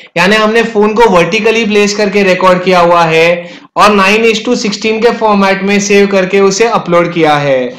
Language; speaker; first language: Hindi; native; Hindi